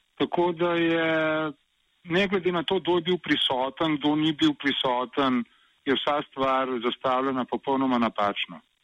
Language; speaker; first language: Slovenian; native; Slovenian